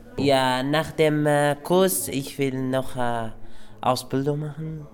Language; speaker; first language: German; non-native, learner; Arabic